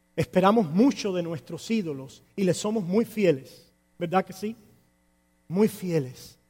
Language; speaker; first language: Spanish; native; Spanish